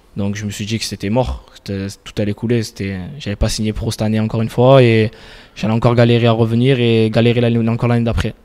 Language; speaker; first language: French; native; French